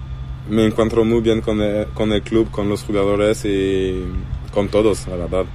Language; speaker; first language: Spanish; non-native, learner; French